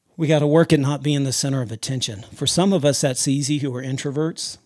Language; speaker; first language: English; native; English